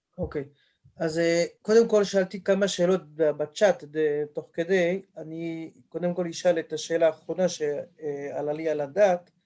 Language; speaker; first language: Hebrew; non-native, fluent; French